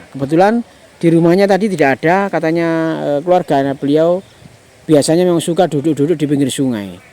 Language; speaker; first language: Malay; non-native, local second language; Javanese